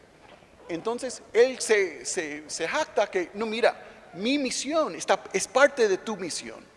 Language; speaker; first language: Spanish; non-native, fluent; English